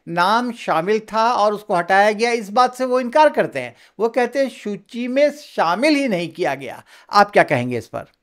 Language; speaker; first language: Hindi; native; Hindi